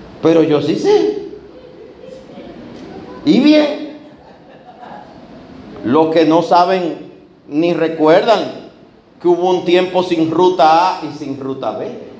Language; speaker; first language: Spanish; native; Spanish